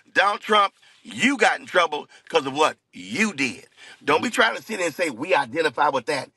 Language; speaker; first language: English; native; English